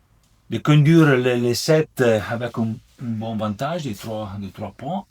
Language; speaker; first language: French; non-native, learner; Italian